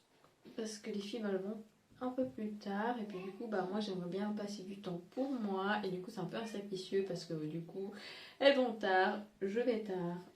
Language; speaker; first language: French; native; French